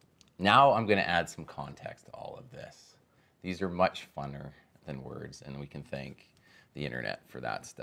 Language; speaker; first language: English; native; English